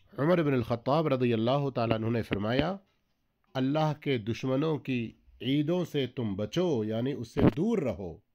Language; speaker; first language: Urdu; native; Urdu